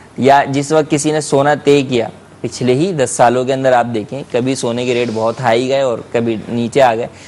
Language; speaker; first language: Urdu; native; Urdu